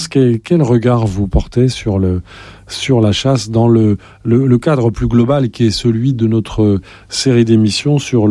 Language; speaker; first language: French; native; French